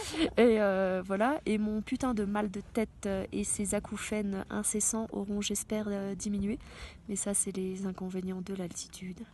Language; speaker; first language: French; native; French